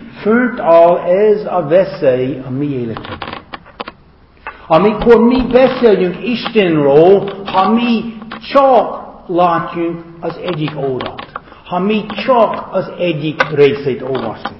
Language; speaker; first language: Hungarian; non-native, learner; English